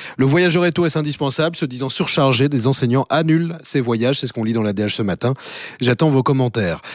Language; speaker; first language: French; native; French